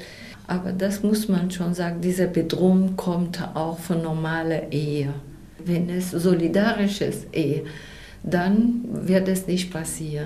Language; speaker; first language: German; non-native, learner; Portuguese